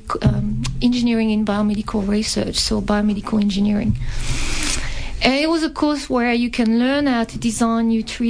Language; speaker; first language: English; non-native, fluent; French